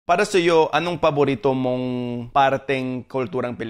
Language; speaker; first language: Filipino; non-native, fluent; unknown